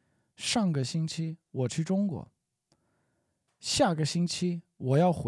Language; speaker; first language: Chinese; non-native, learner; English